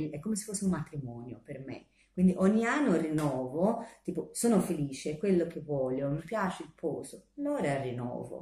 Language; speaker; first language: Italian; non-native, fluent; Portuguese